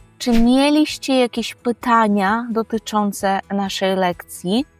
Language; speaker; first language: Polish; non-native, fluent; Ukrainian